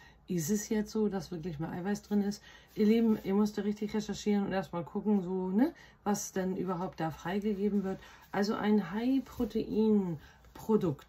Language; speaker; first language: German; native; German